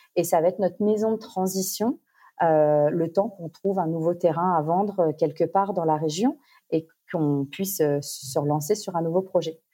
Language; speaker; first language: French; native; French